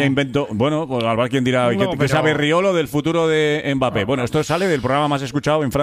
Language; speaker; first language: Spanish; native; Spanish